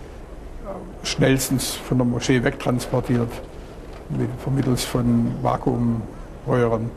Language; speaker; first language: German; native; German